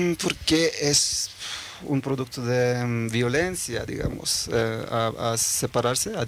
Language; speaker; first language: Spanish; early bilingual, heritage; Norwegian